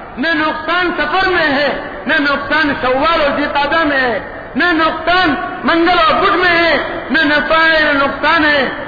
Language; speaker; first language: Urdu; non-native, local second language; Konkani